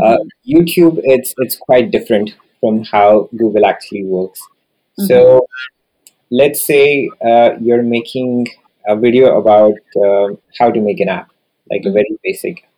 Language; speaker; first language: English; non-native, local second language; Hindi